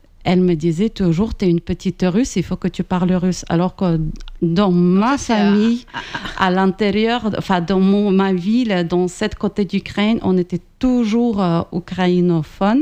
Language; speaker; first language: French; non-native, fluent; Ukrainian